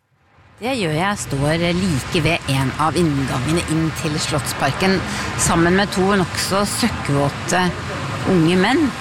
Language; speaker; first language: Norwegian; native; Norwegian